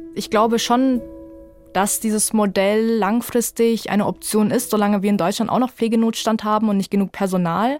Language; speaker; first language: German; native; German